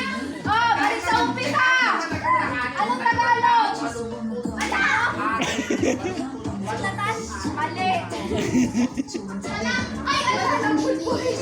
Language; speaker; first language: Filipino; non-native, local second language; Cebuano